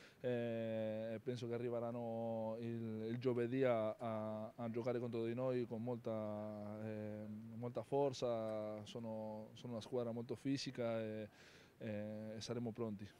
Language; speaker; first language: Italian; non-native, fluent; Spanish